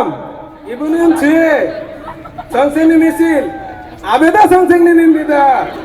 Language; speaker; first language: Korean; non-native, learner; Bangla